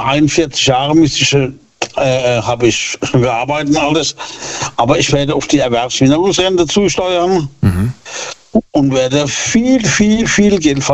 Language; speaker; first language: German; native; German